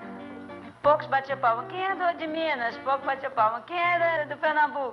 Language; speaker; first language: Portuguese; native; Portuguese